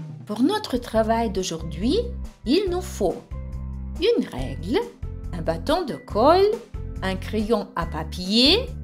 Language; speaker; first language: French; non-native, fluent; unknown